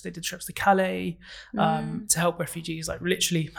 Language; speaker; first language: English; native; English